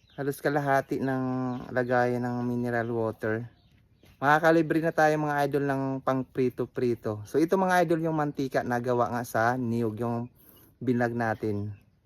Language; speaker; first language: Filipino; non-native, local second language; Cebuano